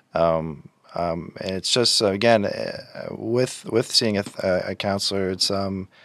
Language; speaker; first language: English; native; English